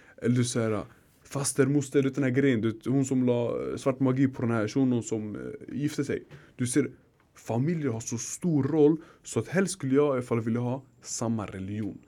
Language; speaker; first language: Swedish; early bilingual, other home language; Arabic